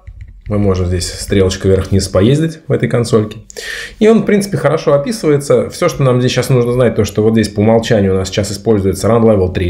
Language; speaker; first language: Russian; native; Russian